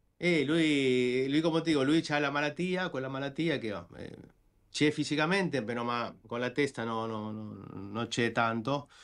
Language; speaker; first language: Italian; non-native, fluent; Spanish